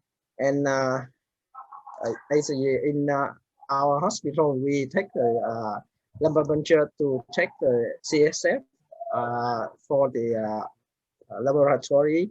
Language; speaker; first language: English; non-native, learner; Vietnamese